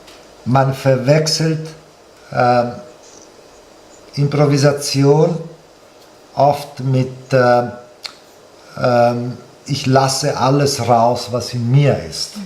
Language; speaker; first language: German; non-native, fluent; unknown